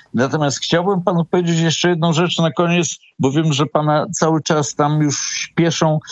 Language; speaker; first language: Polish; native; Polish